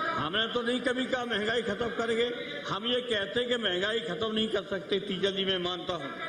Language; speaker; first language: Hindi; native; Hindi